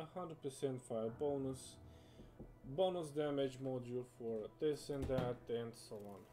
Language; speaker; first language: English; non-native, fluent; Romanian